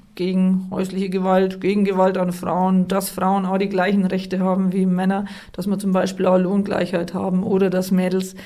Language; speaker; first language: German; native; German